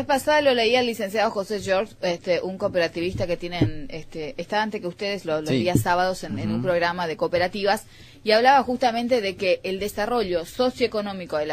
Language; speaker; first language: Spanish; native; Spanish